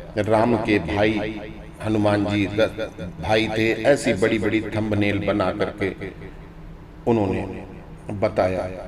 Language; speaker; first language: Hindi; native; Hindi